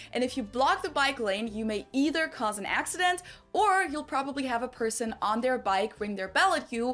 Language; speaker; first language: English; non-native, fluent; German